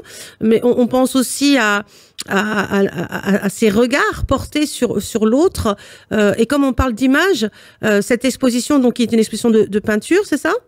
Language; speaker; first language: French; native; French